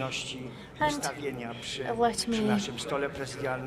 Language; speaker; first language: Polish; native; Polish